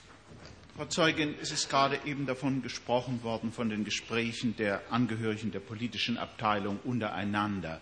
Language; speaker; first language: German; native; German